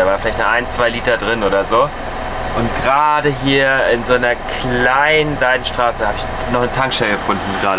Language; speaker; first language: German; native; German